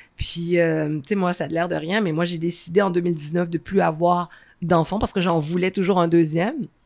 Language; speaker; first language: French; native; French